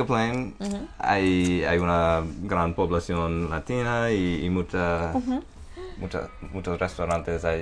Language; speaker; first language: Spanish; non-native, fluent; English